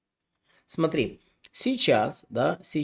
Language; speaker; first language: Russian; non-native, local second language; Ukrainian